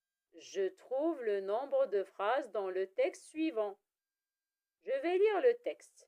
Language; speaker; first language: French; non-native, local second language; Arabic